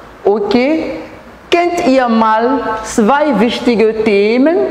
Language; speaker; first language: German; non-native, learner; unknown